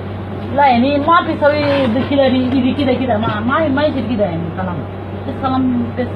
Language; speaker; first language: Arabic; non-native, learner; Nepali